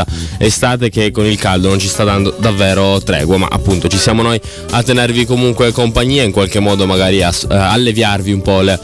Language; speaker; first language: Italian; native; Italian